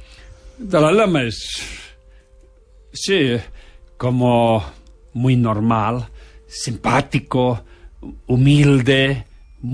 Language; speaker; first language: Spanish; non-native, fluent; Tibetan